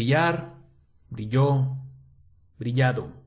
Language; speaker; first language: Spanish; native; Spanish